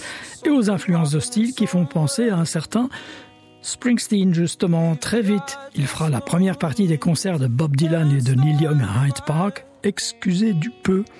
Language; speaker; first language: French; native; French